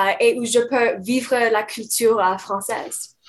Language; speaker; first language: French; non-native, fluent; English